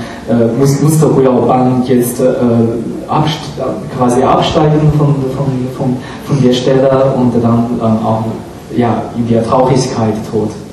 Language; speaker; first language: German; non-native, fluent; Chinese